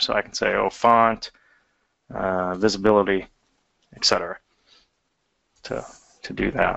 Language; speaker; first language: English; native; English